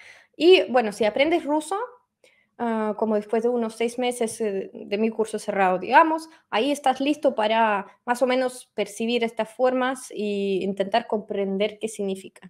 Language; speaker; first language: Spanish; non-native, fluent; Russian